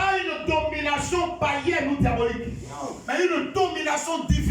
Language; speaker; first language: French; non-native, local second language; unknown